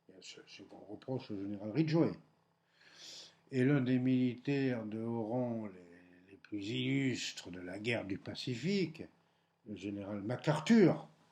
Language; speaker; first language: French; native; French